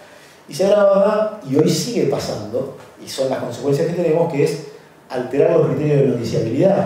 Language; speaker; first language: Spanish; native; Spanish